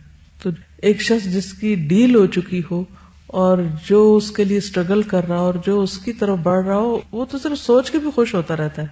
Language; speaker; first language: Urdu; native; Urdu